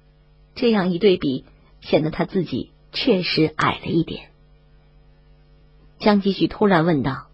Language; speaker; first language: Chinese; native; Chinese